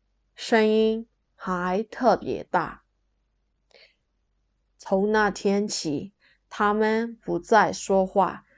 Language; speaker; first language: Chinese; non-native, fluent; Burmese